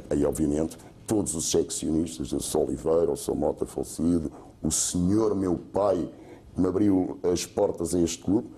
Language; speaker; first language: Portuguese; native; Portuguese